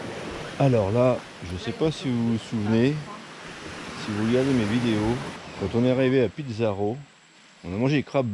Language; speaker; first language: French; native; French